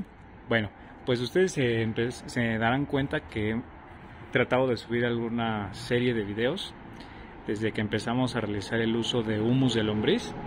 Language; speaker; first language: Spanish; native; Spanish